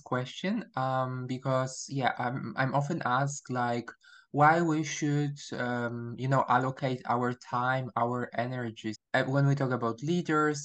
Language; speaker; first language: English; non-native, fluent; Polish